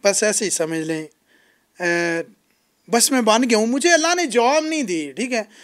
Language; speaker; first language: Urdu; non-native, local second language; Punjabi